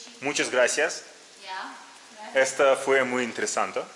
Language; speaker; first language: Spanish; non-native, learner; Russian